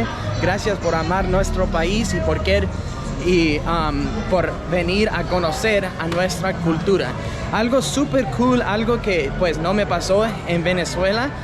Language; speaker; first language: Spanish; non-native, fluent; English